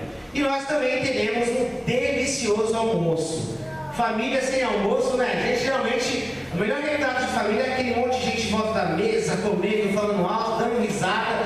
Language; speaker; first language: Portuguese; native; Portuguese